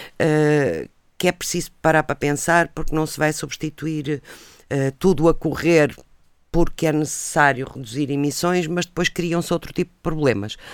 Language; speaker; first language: Portuguese; native; Portuguese